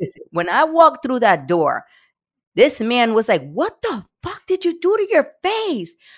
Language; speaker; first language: English; early bilingual, other home language; Spanish